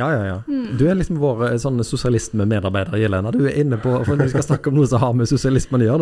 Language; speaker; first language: Norwegian; native; Norwegian